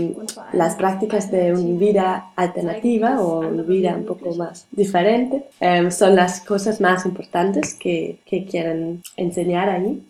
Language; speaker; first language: Spanish; non-native, learner; German